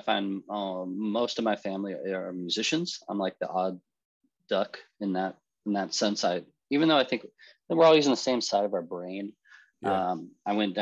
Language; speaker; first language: English; native; English